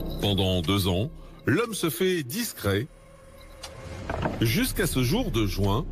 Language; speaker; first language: French; native; French